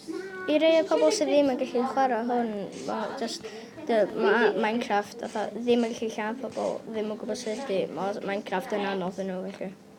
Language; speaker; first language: Welsh; non-native, local second language; English